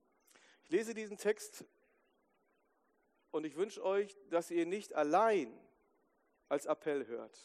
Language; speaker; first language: German; native; German